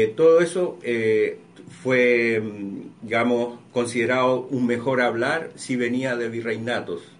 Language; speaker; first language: Spanish; native; Spanish